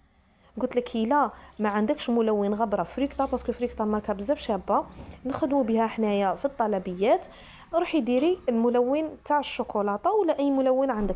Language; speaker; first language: Arabic; native; Arabic